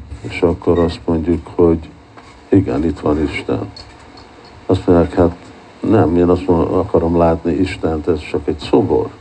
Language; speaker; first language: Hungarian; early bilingual, heritage; Hungarian